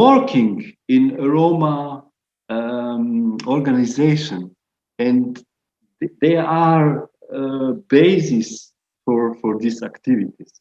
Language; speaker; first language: English; non-native, fluent; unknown